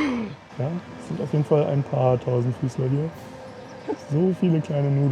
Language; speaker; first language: German; native; German